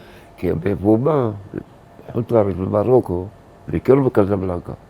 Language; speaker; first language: Hebrew; early bilingual, other home language; Arabic